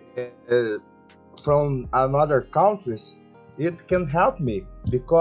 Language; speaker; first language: English; non-native, learner; Portuguese